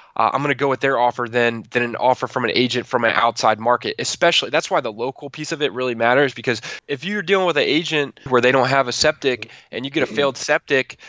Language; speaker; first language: English; native; English